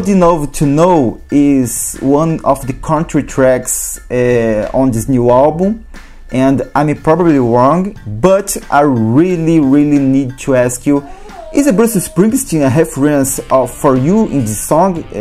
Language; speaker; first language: English; non-native, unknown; Portuguese